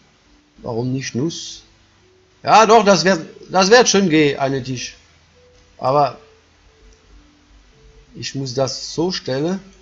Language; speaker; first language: German; non-native, fluent; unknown